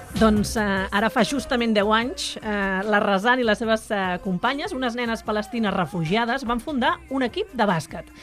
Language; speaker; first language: Catalan; native; Catalan